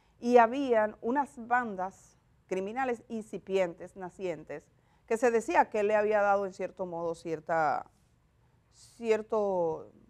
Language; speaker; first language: Spanish; native; Spanish